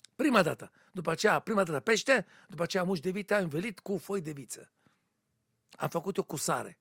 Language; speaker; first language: Romanian; non-native, learner; Hebrew